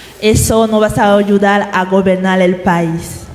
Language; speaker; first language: Spanish; non-native, fluent; Haitian Creole